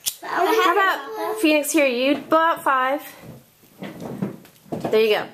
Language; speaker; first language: English; native; English